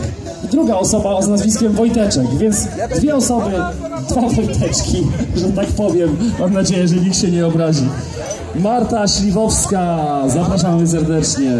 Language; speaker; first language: Polish; native; Polish